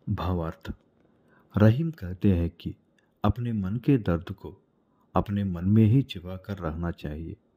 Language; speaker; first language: Hindi; non-native, local second language; Telugu